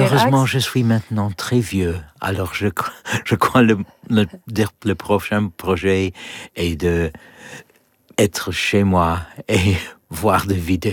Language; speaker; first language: French; non-native, learner; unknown